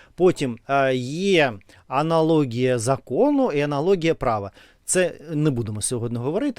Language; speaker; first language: Ukrainian; non-native, learner; Russian